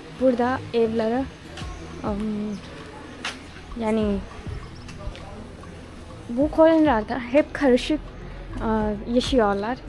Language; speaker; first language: Turkish; non-native, fluent; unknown